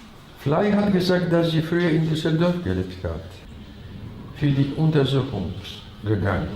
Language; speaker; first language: German; non-native, learner; Chinese